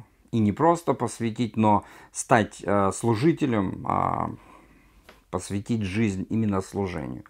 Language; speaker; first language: Russian; native; Russian